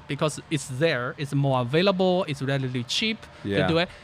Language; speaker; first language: English; non-native, fluent; Chinese